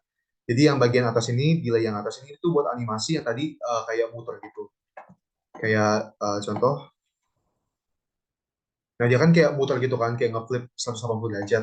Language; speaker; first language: Indonesian; native; Indonesian